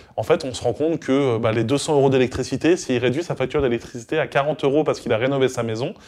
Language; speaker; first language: French; native; French